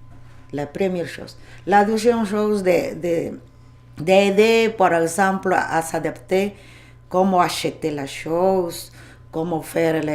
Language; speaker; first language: French; non-native, learner; Spanish